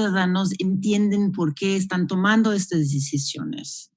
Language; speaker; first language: Spanish; non-native, fluent; English